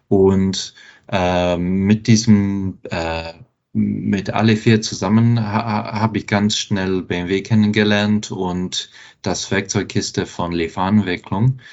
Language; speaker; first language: German; non-native, fluent; English